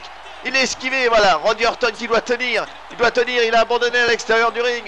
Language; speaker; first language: French; native; French